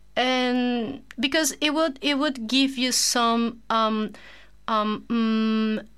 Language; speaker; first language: English; non-native, fluent; Spanish